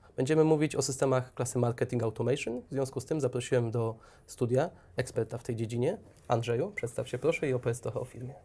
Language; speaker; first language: Polish; native; Polish